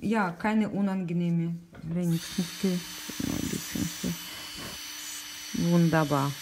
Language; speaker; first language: German; non-native, learner; Russian